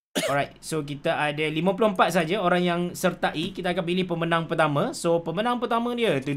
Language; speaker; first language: Malay; native; Malay